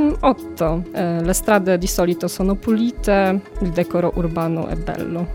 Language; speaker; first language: Italian; non-native, fluent; Polish